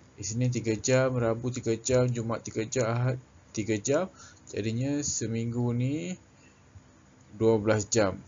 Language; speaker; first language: Malay; native; Malay